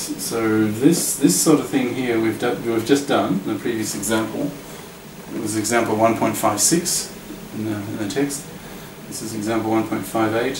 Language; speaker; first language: English; native; English